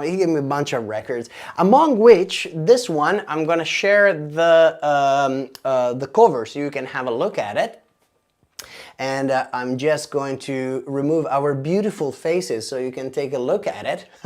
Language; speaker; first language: English; non-native, fluent; Italian